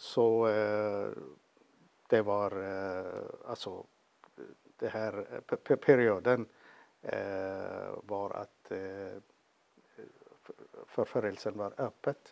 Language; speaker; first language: Swedish; non-native, fluent; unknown